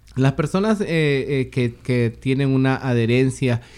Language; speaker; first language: Spanish; native; Spanish